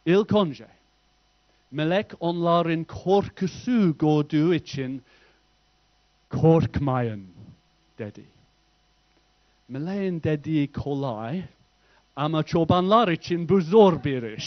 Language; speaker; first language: Turkish; non-native, fluent; English